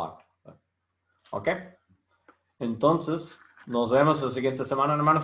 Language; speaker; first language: Spanish; non-native, learner; English